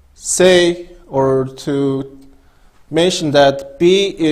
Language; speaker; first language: English; non-native, fluent; Kazakh